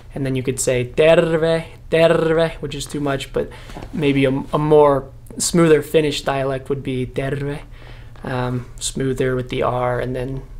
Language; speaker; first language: English; native; English